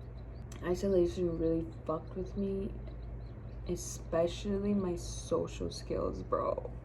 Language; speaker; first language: English; native; English